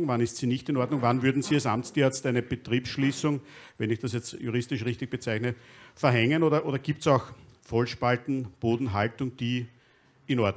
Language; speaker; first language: German; native; German